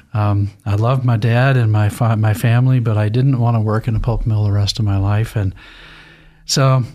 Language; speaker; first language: English; native; English